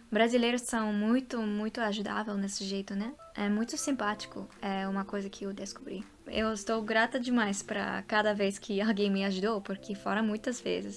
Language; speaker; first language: Portuguese; non-native, fluent; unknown